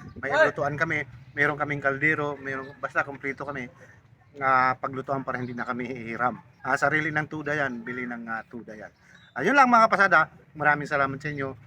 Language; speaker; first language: Filipino; non-native, local second language; Iloko